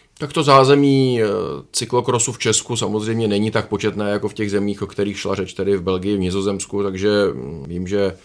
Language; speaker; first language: Czech; native; Czech